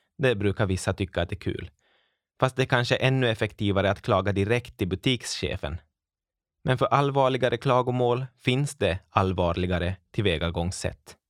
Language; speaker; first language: Swedish; native; Swedish